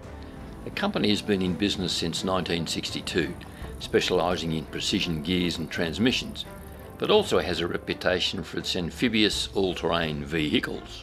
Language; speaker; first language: English; native; English